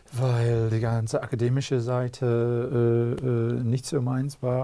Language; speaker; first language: German; non-native, fluent; English